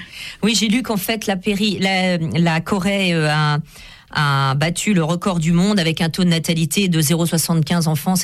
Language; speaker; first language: French; native; French